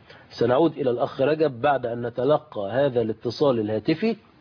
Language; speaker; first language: Arabic; native; Arabic